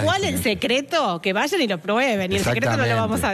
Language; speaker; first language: Spanish; native; Spanish